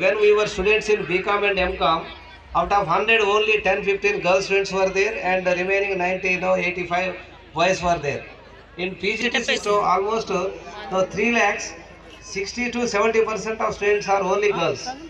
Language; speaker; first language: English; non-native, local second language; Telugu